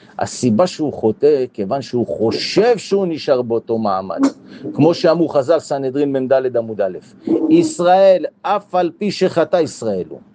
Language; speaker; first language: Hebrew; native; Hebrew